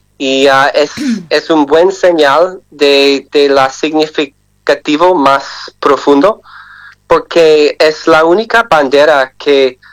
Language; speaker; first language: Spanish; non-native, learner; English